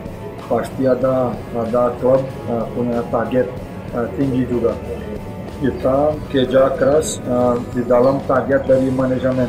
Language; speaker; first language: Indonesian; non-native, fluent; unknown